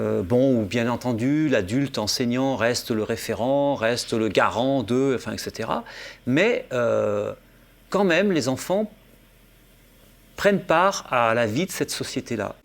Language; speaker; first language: French; native; French